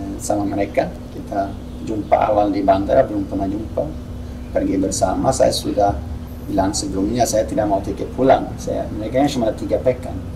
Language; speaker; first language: Indonesian; non-native, fluent; Swedish